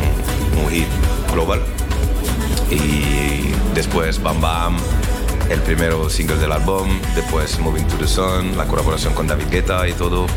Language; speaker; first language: Spanish; non-native, learner; French